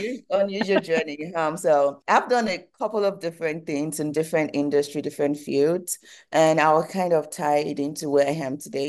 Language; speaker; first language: English; non-native, local second language; Yoruba